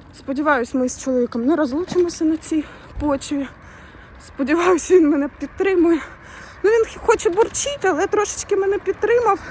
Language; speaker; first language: Ukrainian; native; Ukrainian